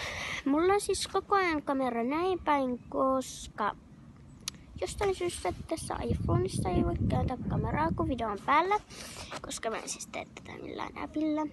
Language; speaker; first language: Finnish; native; Finnish